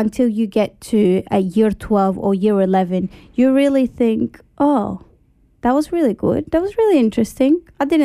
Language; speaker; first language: English; early bilingual, other home language; Arabic